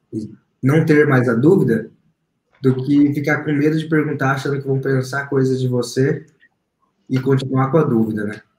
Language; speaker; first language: Portuguese; native; Portuguese